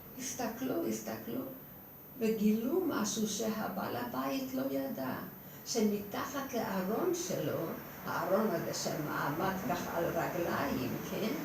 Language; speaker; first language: Hebrew; non-native, fluent; Hungarian